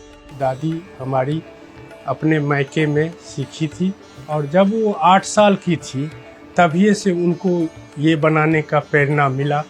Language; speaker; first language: Hindi; non-native, local second language; Maithili